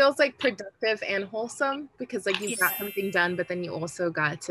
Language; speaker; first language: English; early bilingual, other home language; Spanish